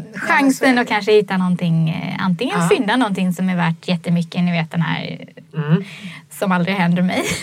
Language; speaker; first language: Swedish; native; Swedish